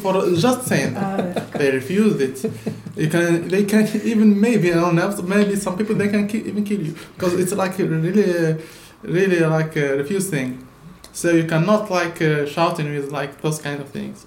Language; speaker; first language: English; non-native, learner; Arabic